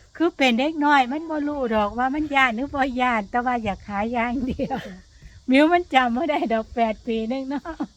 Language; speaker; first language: Thai; native; Thai